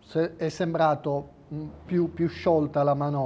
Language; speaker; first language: Italian; native; Italian